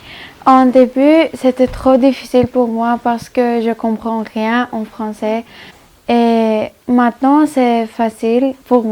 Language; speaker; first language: French; non-native, learner; Armenian